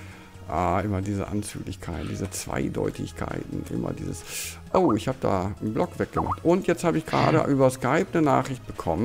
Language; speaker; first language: German; native; German